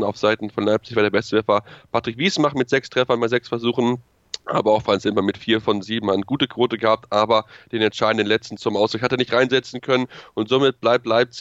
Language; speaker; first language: German; native; German